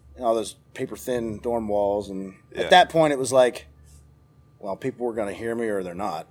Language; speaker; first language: English; native; English